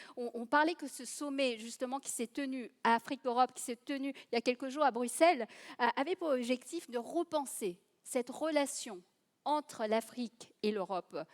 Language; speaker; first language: French; non-native, local second language; Morisyen